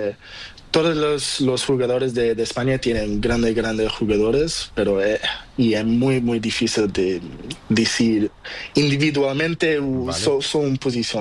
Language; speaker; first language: Spanish; non-native, learner; Portuguese